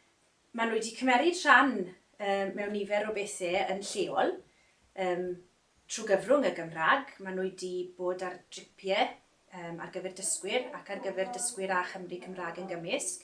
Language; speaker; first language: Welsh; native; Welsh